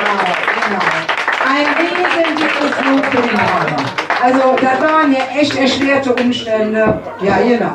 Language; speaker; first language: German; native; German